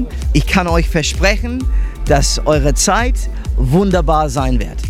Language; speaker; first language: German; non-native, learner; English